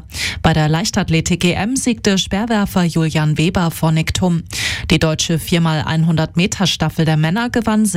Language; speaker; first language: German; native; German